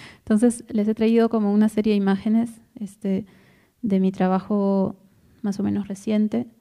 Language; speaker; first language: Spanish; native; Spanish